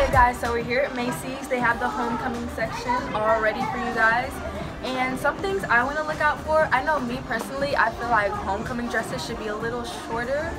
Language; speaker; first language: English; native; English